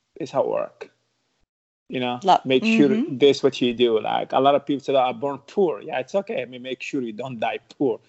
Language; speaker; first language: English; non-native, learner; Arabic